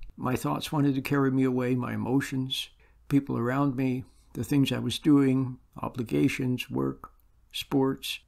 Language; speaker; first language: English; native; English